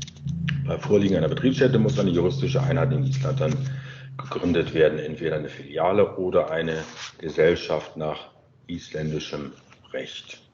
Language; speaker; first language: German; native; German